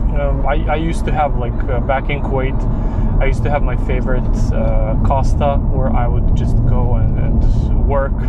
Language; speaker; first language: English; non-native, fluent; Serbian